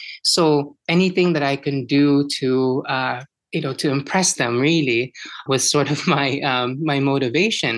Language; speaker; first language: English; early bilingual, other home language; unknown